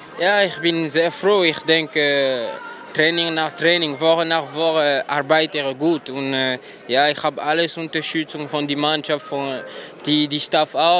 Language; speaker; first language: German; non-native, fluent; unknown